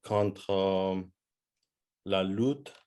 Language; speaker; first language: French; non-native, learner; Spanish